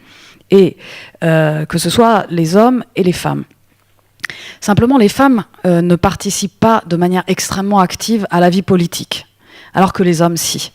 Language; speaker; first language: French; native; French